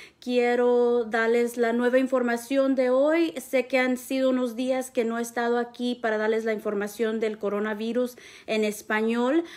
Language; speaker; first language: Spanish; early bilingual, heritage; Spanish